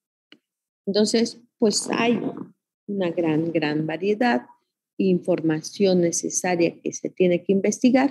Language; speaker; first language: Spanish; native; Spanish